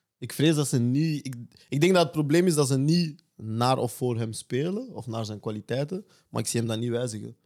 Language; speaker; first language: Dutch; native; Dutch